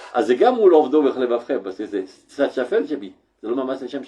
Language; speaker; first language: Hebrew; non-native, fluent; French